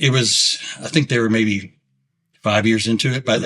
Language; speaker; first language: English; native; English